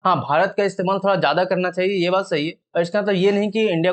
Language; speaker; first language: Hindi; native; Hindi